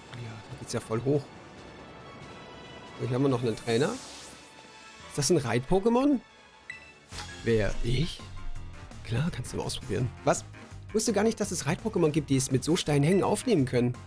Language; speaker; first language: German; native; German